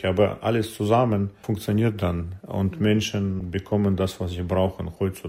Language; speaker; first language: German; non-native, learner; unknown